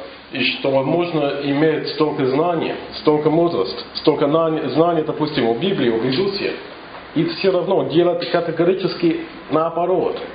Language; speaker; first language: Russian; non-native, fluent; English